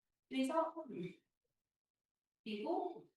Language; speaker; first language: Korean; native; Korean